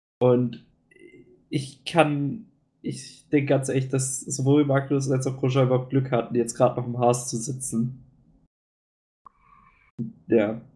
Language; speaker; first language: German; native; German